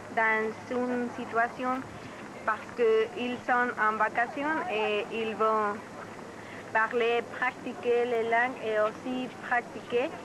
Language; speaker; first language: French; non-native, learner; Spanish